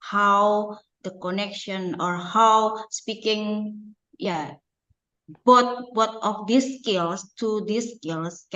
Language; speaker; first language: English; non-native, fluent; Indonesian